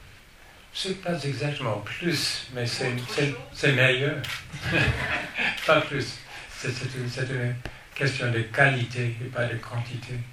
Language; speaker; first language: French; non-native, fluent; English